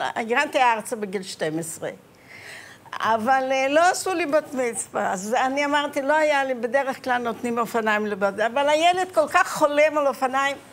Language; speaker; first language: Hebrew; early bilingual, other home language; Ukrainian